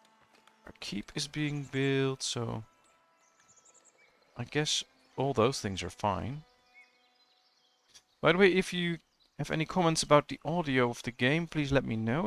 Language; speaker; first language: English; non-native, fluent; Dutch